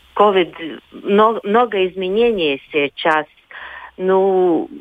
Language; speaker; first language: Russian; non-native, local second language; Latvian